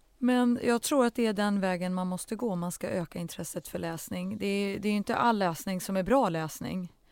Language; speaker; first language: Swedish; early bilingual, other home language; Central Kurdish